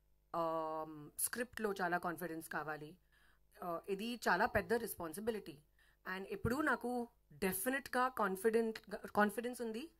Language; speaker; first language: Telugu; non-native, learner; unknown